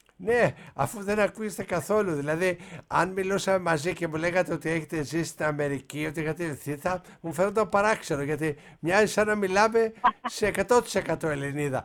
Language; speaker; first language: Greek; native; Greek